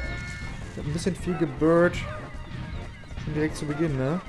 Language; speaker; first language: German; native; German